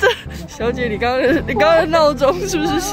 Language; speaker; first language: Chinese; native; Chinese